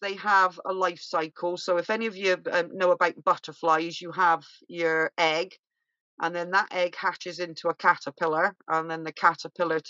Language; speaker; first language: English; native; English